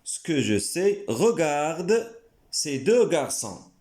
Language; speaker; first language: French; non-native, local second language; Arabic